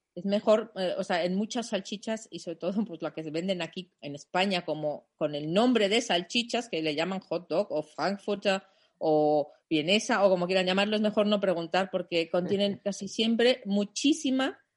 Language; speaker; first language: Spanish; non-native, fluent; German